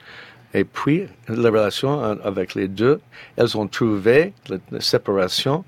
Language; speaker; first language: French; non-native, learner; English